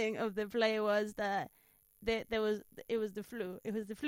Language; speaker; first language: English; non-native, fluent; Spanish